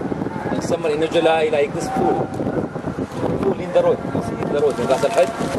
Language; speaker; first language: English; non-native, learner; Arabic